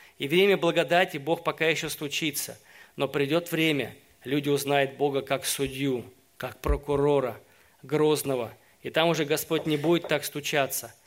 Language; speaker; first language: Russian; native; Russian